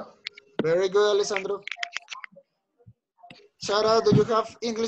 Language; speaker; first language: English; non-native, learner; Spanish